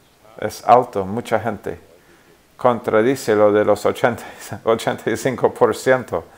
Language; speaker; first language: Spanish; non-native, fluent; English